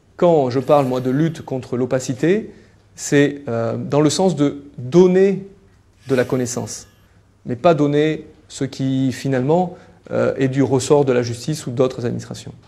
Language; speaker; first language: French; native; French